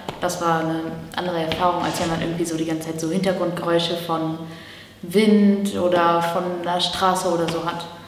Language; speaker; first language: German; native; German